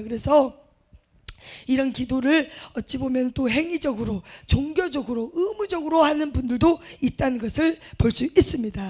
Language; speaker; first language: Korean; native; Korean